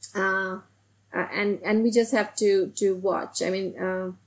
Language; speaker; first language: English; non-native, local second language; Hindi